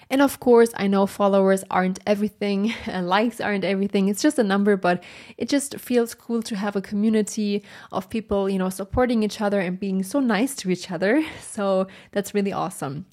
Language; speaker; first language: English; non-native, fluent; German